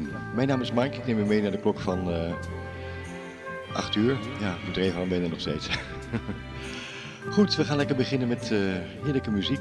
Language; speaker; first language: Dutch; native; Dutch